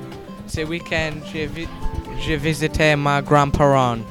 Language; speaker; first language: French; non-native, learner; English